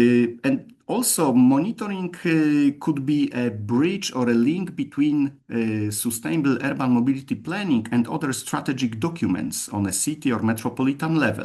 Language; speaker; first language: English; non-native, fluent; Polish